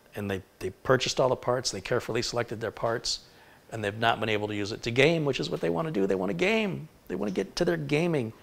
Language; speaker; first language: English; native; English